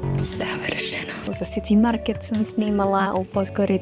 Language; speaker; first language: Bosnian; non-native, fluent; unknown